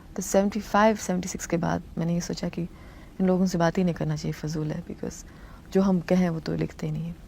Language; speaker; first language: Hindi; non-native, local second language; Tamil